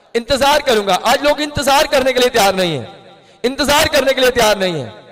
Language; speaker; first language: Urdu; non-native, local second language; Punjabi